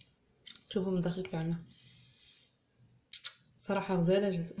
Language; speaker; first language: Arabic; native; Arabic